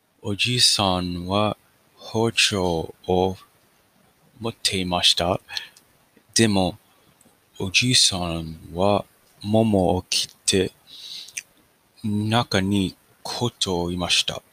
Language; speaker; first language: Japanese; non-native, learner; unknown